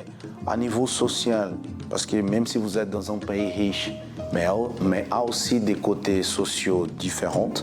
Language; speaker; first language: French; non-native, fluent; Portuguese